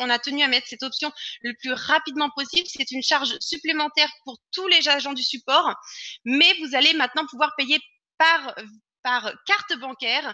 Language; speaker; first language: French; native; French